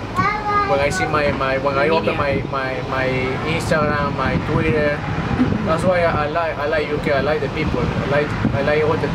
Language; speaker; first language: English; non-native, learner; Spanish